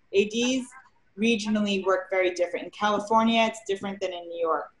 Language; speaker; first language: English; native; English